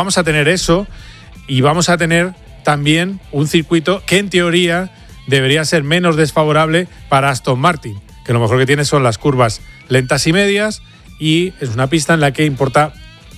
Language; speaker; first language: Spanish; native; Spanish